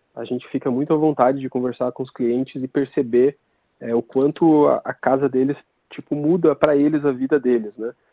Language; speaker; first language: Portuguese; native; Portuguese